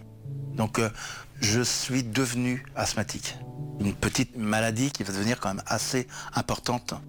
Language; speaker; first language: French; native; French